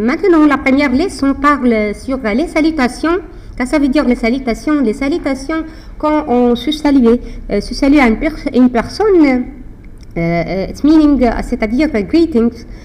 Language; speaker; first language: French; non-native, fluent; Arabic